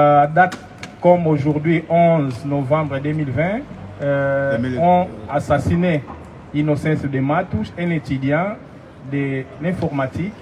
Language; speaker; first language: French; non-native, fluent; Portuguese